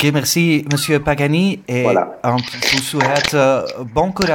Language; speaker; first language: French; non-native, fluent; Dutch